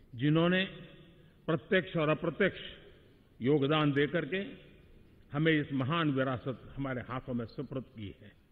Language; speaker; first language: Hindi; non-native, local second language; Gujarati